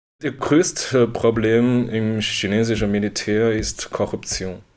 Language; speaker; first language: German; non-native, learner; Chinese